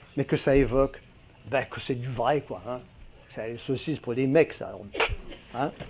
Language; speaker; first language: French; native; French